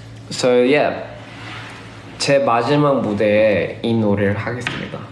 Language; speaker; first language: Korean; early bilingual, heritage; Korean